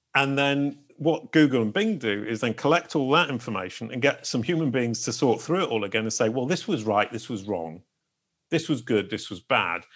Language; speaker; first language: English; native; English